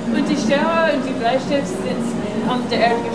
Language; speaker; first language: German; non-native, learner; English